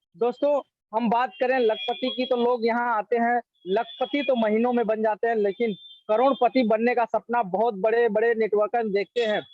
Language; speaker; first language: Hindi; native; Hindi